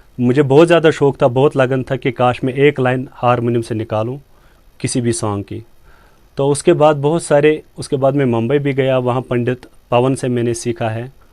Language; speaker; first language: Hindi; non-native, local second language; Kashmiri